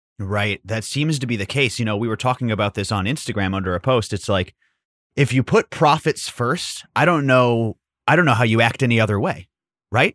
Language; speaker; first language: English; native; English